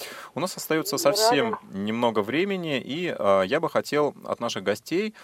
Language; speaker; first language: Russian; native; Russian